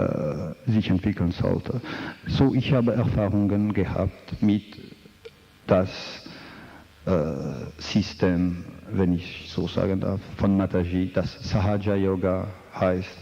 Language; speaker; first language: German; non-native, fluent; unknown